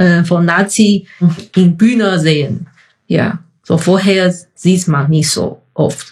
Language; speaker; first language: German; non-native, fluent; Chinese